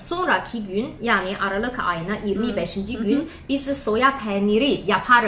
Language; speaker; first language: Turkish; non-native, fluent; Chinese